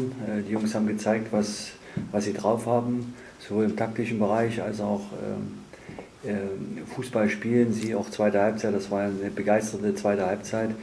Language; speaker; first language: German; native; German